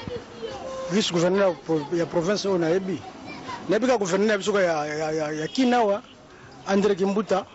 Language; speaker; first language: French; non-native, local second language; Lingala